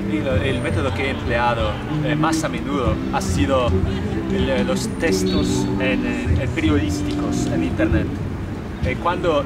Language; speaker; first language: Spanish; non-native, fluent; Portuguese